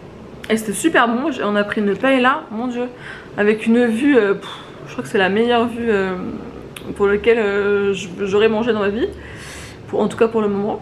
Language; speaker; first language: French; native; French